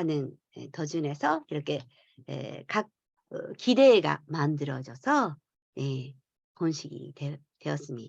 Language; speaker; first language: Korean; non-native, fluent; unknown